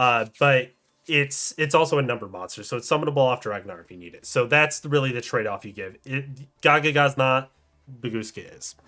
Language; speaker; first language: English; native; English